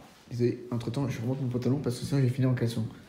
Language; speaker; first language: French; native; French